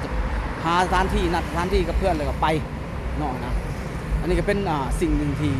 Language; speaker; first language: Thai; non-native, local second language; Northeastern Thai